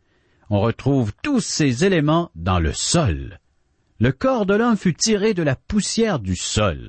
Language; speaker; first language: French; native; French